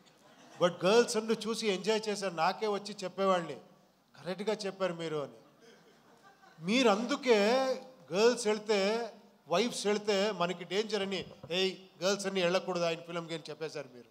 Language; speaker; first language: Telugu; non-native, local second language; Kannada